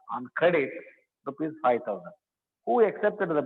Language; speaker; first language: English; non-native, local second language; Kannada